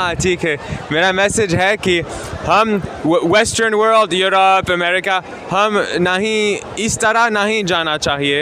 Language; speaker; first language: Hindi; non-native, learner; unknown